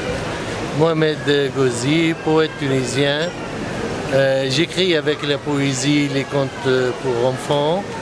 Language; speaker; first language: French; non-native, local second language; Arabic